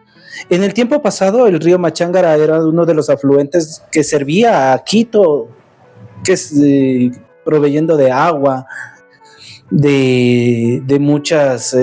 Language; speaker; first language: Spanish; native; Spanish